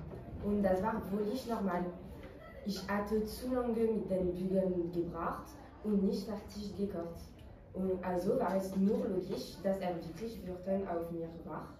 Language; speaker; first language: German; non-native, learner; French